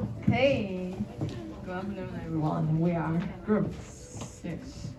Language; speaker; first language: English; non-native, learner; Chinese